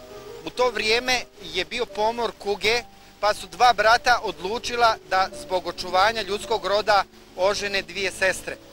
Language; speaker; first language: Bosnian; native; Bosnian